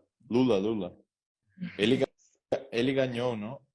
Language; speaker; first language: Portuguese; non-native, learner; Spanish